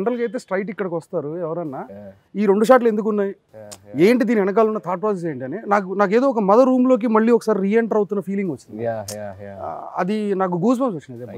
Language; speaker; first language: Telugu; native; Telugu